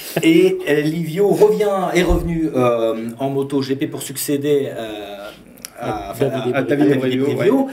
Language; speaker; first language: French; native; French